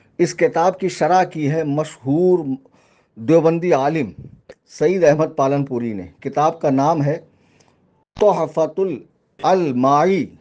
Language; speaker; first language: Urdu; native; Urdu